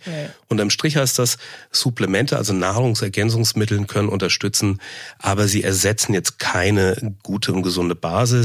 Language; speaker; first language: German; native; German